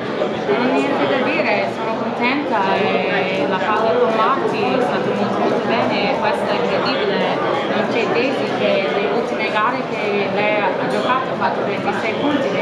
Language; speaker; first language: Italian; non-native, learner; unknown